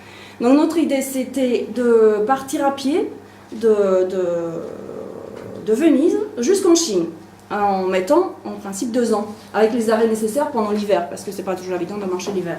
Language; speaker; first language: French; native; French